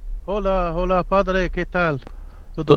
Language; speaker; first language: Spanish; non-native, fluent; Italian